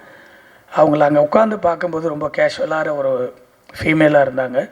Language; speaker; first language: Tamil; native; Tamil